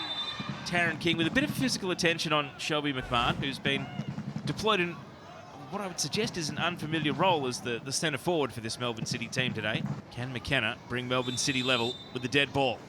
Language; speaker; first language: English; native; English